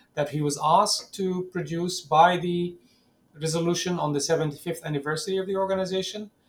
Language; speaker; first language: English; non-native, fluent; Arabic